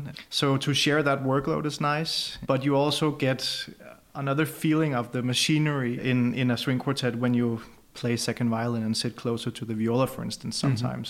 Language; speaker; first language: English; non-native, fluent; Danish